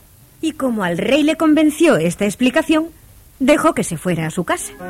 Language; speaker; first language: Spanish; native; Spanish